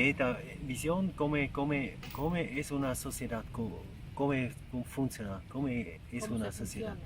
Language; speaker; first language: Spanish; non-native, learner; German